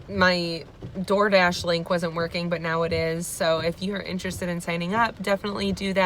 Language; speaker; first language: English; native; English